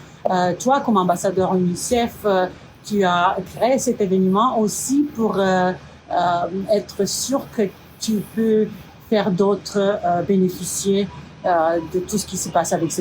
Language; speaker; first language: French; non-native, fluent; Romanian